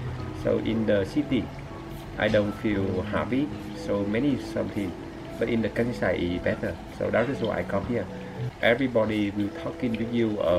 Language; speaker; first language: English; non-native, learner; Vietnamese